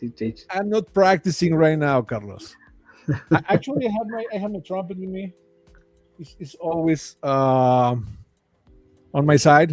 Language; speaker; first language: English; non-native, fluent; Spanish